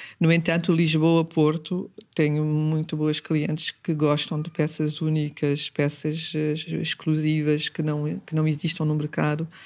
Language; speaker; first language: Portuguese; early bilingual, heritage; Portuguese